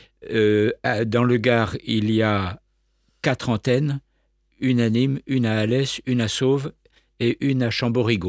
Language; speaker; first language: French; native; French